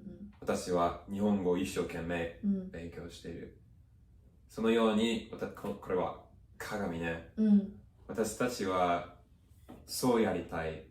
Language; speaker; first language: Japanese; non-native, fluent; English